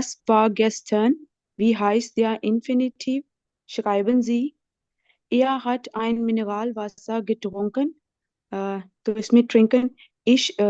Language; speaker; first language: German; non-native, learner; Urdu